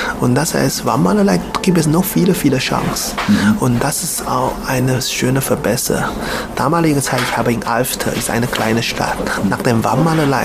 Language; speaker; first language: German; non-native, learner; Chinese